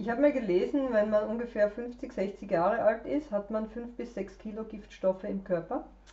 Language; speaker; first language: German; native; German